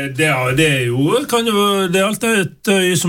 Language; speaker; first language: Norwegian; native; Norwegian